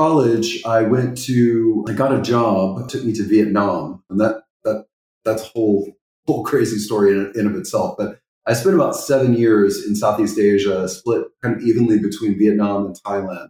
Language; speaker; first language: English; native; English